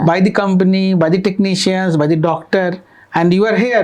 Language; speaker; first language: English; non-native, local second language; Hindi